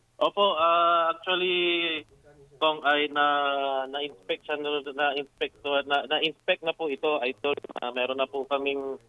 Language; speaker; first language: Filipino; non-native, local second language; Pangasinan